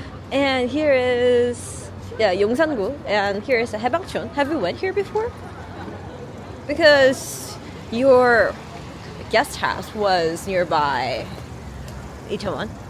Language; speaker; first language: English; non-native, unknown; Korean